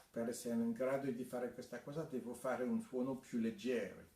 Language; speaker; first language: Italian; non-native, fluent; French